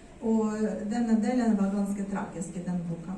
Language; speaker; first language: Swedish; non-native, fluent; Ukrainian